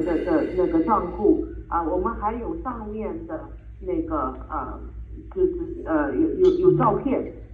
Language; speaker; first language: Chinese; native; Chinese